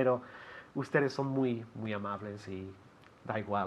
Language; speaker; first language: Spanish; non-native, fluent; English